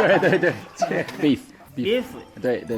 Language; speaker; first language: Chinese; non-native, learner; English